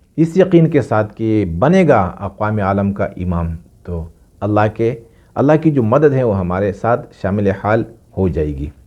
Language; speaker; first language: Urdu; non-native, local second language; Pashto